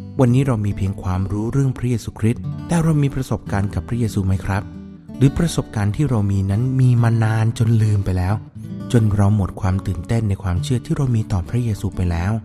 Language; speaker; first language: Thai; native; Thai